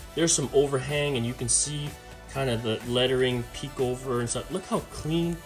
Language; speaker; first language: English; native; English